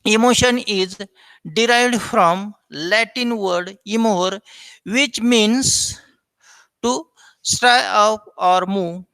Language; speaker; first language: English; non-native, local second language; Marathi